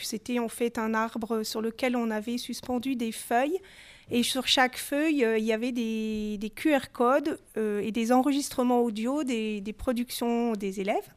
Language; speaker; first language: French; native; French